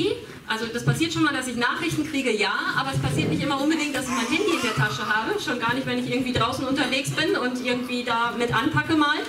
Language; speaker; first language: German; native; German